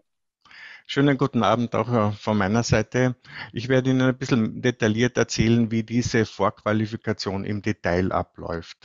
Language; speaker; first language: German; native; German